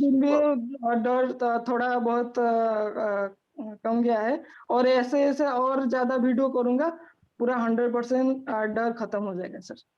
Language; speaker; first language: Hindi; non-native, local second language; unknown